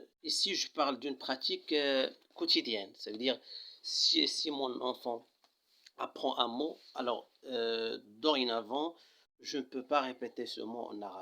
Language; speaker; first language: French; non-native, local second language; Arabic